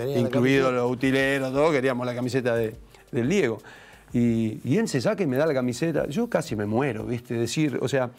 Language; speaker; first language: Spanish; native; Spanish